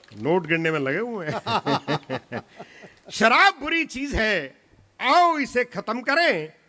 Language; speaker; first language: Hindi; non-native, local second language; Punjabi